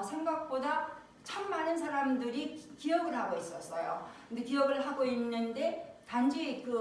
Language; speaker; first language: Korean; native; Korean